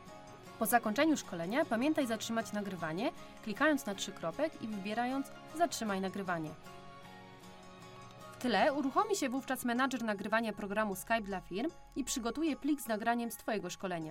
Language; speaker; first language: Polish; native; Polish